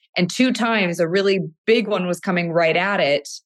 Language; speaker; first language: English; native; English